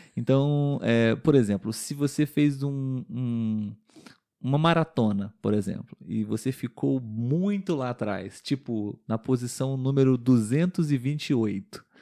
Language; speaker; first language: Portuguese; native; Portuguese